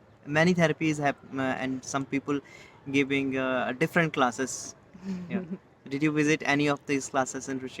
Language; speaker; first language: English; non-native, local second language; Hindi